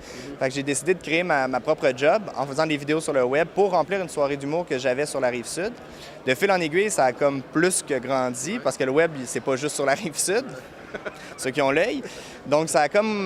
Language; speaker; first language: French; native; French